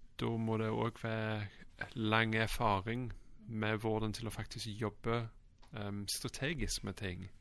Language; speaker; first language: Norwegian; non-native, fluent; English